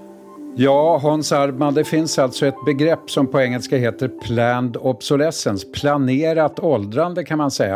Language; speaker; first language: Swedish; native; Swedish